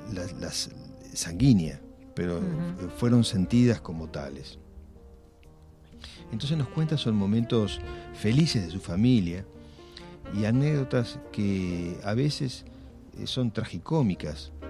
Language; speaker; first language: Spanish; native; Spanish